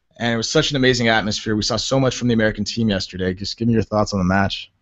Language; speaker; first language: English; native; English